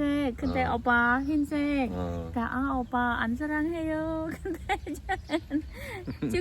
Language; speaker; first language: Korean; non-native, learner; Khmer